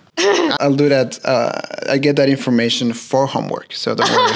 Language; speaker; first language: English; non-native, fluent; Spanish